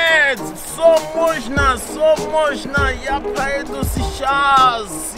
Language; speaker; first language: Russian; non-native, learner; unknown